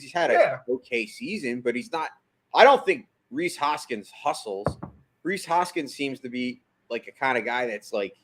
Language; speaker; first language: English; native; English